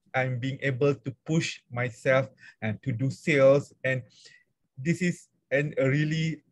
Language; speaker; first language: English; non-native, local second language; Malay